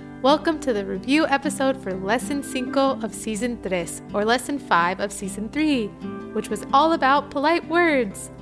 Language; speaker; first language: English; native; English